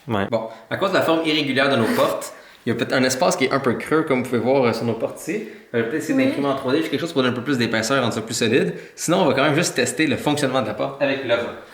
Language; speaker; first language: French; native; French